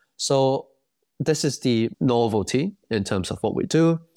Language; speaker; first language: English; non-native, local second language; Cantonese